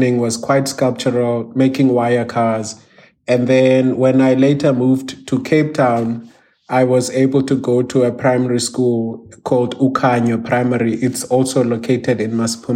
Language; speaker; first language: English; non-native, local second language; Xhosa